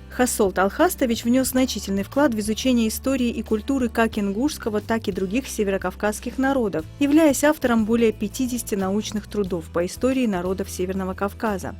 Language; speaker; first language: Russian; non-native, local second language; Ingush